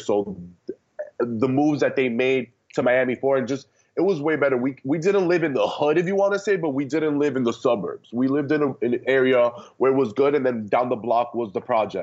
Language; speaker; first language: English; early bilingual, other home language; Spanish